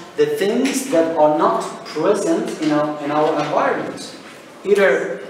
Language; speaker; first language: English; non-native, fluent; Turkish